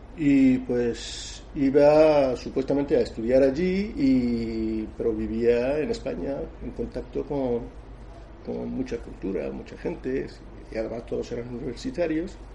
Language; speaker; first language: Spanish; non-native, fluent; Persian